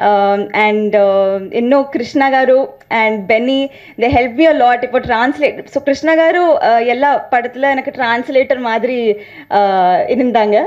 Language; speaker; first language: Tamil; non-native, learner; Telugu